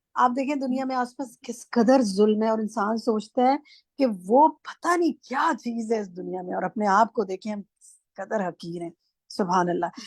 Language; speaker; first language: Urdu; native; Urdu